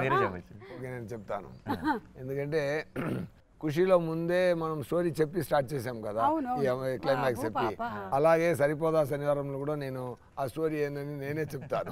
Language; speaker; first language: Telugu; non-native, learner; Tamil